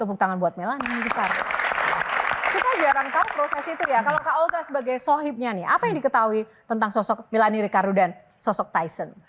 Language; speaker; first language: Indonesian; native; Indonesian